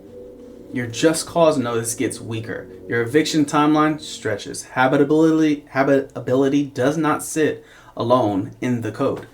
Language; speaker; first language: English; native; English